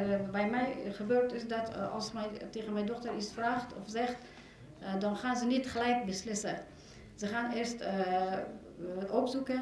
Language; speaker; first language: Dutch; non-native, learner; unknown